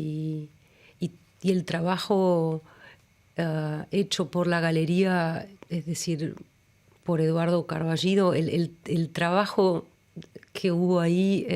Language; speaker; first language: Spanish; early bilingual, other home language; German